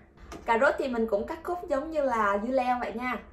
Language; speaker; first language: Vietnamese; native; Vietnamese